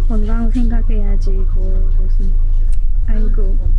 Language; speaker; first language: Korean; non-native, fluent; Turkmen